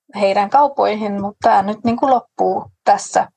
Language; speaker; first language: Finnish; non-native, fluent; Danish